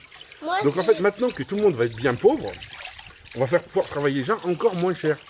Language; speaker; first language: French; native; French